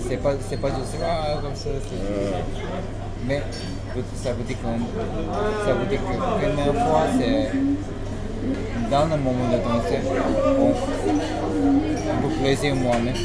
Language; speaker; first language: French; non-native, learner; Korean